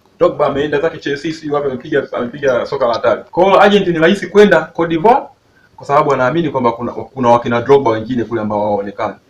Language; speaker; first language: Swahili; native; Swahili